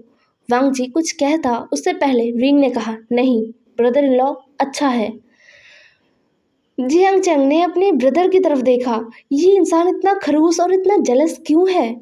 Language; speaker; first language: Hindi; non-native, local second language; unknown